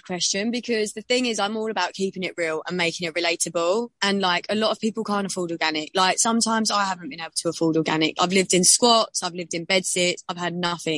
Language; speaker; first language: English; native; English